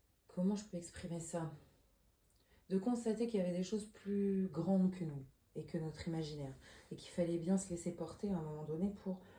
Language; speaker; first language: French; native; French